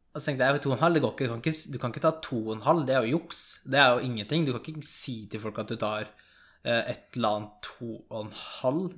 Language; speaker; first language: Norwegian; native; Norwegian